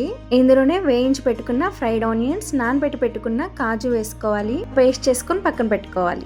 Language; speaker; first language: Telugu; native; Telugu